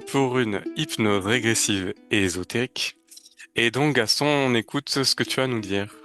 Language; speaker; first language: French; native; French